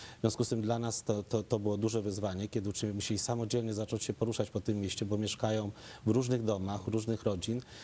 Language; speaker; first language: Polish; native; Polish